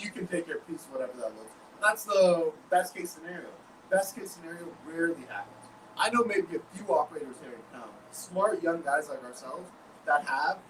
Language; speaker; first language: English; native; English